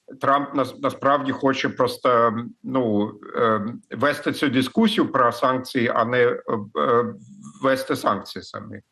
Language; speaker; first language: Ukrainian; non-native, fluent; German